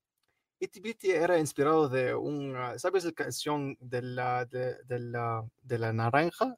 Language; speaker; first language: Spanish; non-native, learner; Arabic